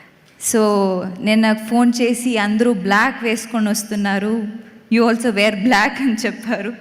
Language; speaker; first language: Telugu; non-native, learner; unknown